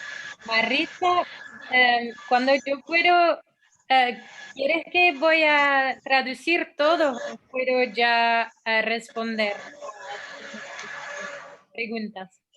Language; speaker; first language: Spanish; non-native, fluent; Dutch